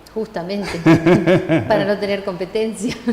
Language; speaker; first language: Spanish; native; Spanish